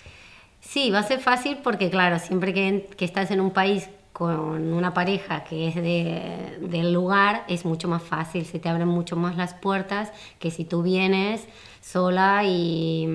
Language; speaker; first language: Spanish; native; Spanish